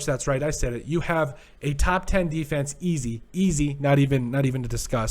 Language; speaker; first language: English; native; English